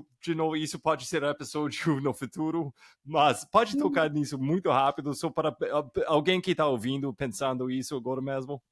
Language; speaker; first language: Portuguese; non-native, fluent; English